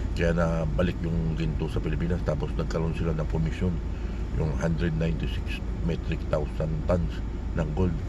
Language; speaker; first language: Filipino; native; Filipino